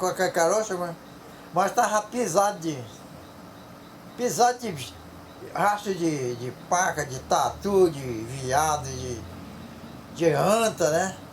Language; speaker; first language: Portuguese; native; Portuguese